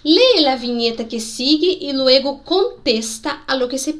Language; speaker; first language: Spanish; non-native, fluent; Portuguese